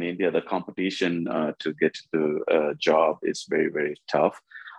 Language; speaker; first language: English; non-native, local second language; Tamil